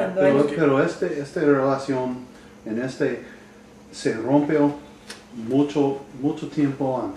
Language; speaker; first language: Spanish; non-native, learner; English